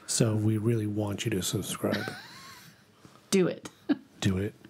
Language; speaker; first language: English; native; English